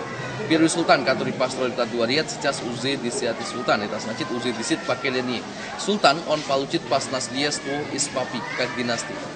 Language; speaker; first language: Russian; non-native, learner; Indonesian